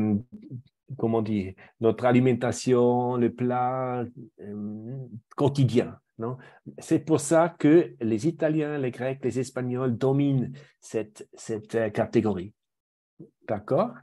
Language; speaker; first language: French; non-native, fluent; German